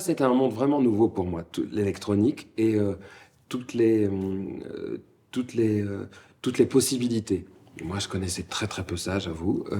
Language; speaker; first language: French; native; French